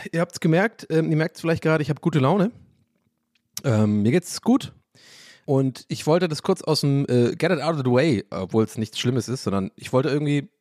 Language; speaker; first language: German; native; German